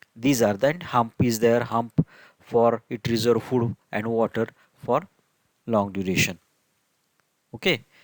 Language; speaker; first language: English; non-native, local second language; Marathi